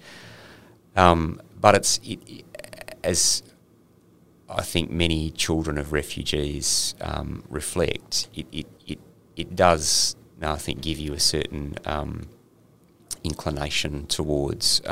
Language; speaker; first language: English; native; English